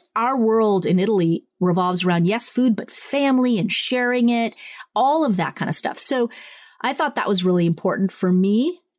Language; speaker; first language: English; early bilingual, other home language; Italian